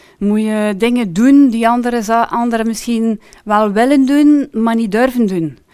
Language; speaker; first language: Dutch; native; Dutch